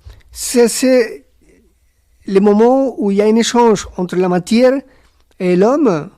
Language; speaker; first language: French; non-native, fluent; Spanish